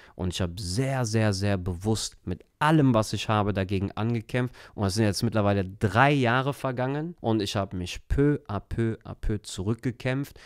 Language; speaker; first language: German; early bilingual, other home language; Turkish